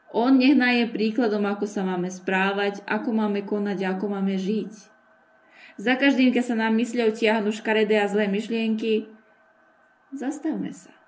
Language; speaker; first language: Slovak; early bilingual, heritage; Slovak